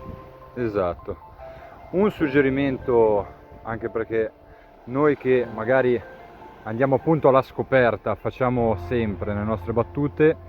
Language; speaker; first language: Italian; native; Italian